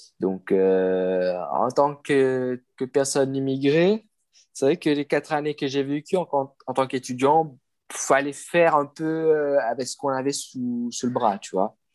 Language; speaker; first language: French; non-native, local second language; Morisyen